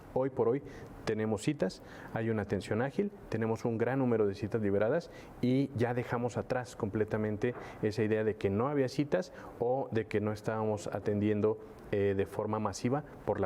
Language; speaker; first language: Spanish; native; Spanish